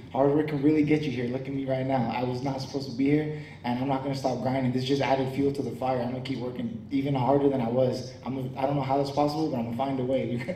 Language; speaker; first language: English; early bilingual, other home language; Spanish